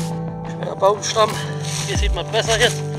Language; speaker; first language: German; native; German